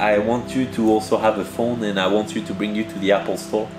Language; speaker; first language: English; early bilingual, heritage; French